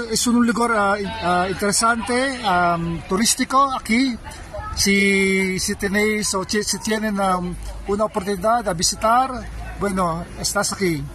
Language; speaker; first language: Spanish; non-native, fluent; Filipino